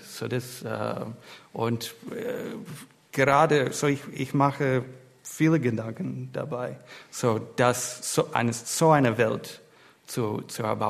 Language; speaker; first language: German; non-native, fluent; English